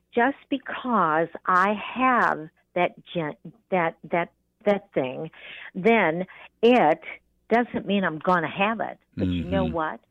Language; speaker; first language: English; native; English